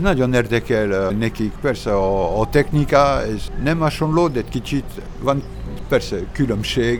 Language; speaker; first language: Hungarian; non-native, learner; French